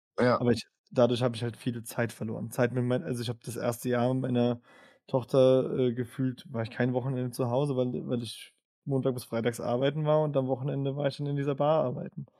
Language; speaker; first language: German; native; German